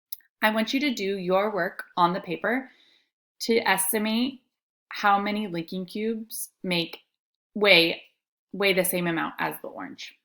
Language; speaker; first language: English; native; English